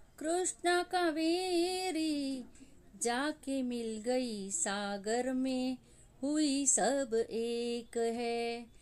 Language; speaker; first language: Hindi; non-native, local second language; Gujarati